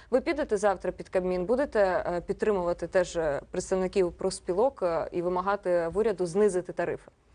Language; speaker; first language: Ukrainian; native; Ukrainian